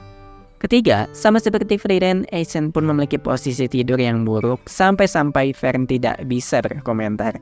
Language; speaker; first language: Indonesian; native; Indonesian